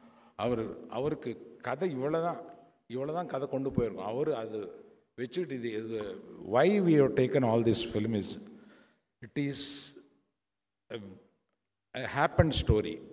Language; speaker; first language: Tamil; non-native, local second language; Telugu